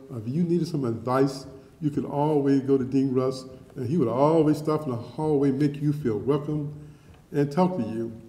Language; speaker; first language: English; native; English